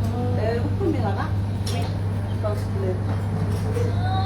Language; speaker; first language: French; non-native, fluent; Portuguese